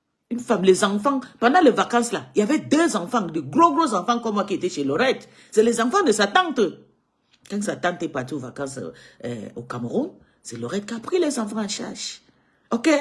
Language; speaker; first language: French; native; French